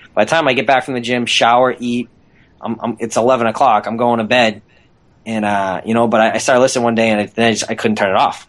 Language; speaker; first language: English; native; English